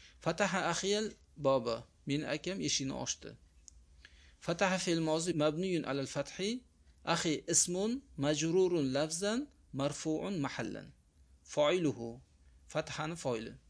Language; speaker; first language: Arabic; non-native, fluent; Uzbek